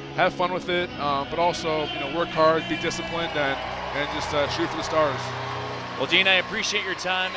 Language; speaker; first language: English; native; English